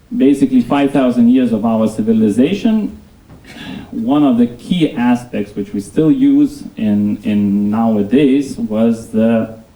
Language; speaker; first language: English; non-native, fluent; Lithuanian